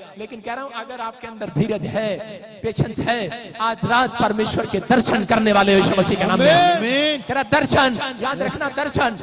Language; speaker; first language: Hindi; non-native, local second language; Punjabi